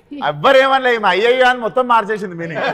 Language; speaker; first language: Telugu; native; Telugu